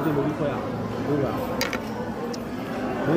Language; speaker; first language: Korean; native; Korean